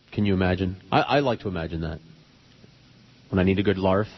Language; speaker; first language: English; native; English